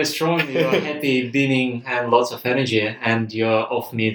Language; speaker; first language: English; non-native, fluent; Russian